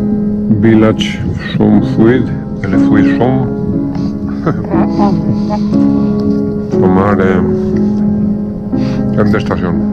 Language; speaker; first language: Norwegian; non-native, fluent; Spanish